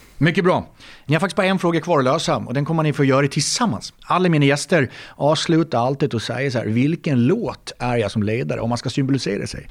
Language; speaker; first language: Swedish; native; Swedish